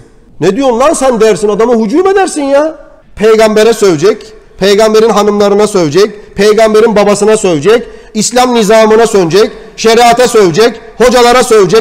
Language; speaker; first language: Turkish; native; Turkish